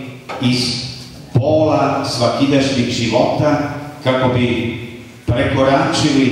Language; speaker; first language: Croatian; native; Croatian